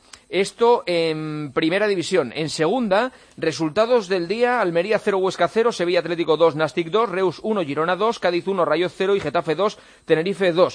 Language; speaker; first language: Spanish; native; Spanish